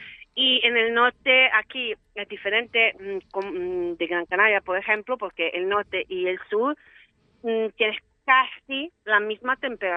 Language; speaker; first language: Spanish; non-native, fluent; Italian